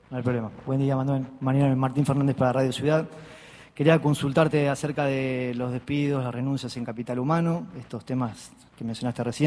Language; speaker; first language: Spanish; native; Spanish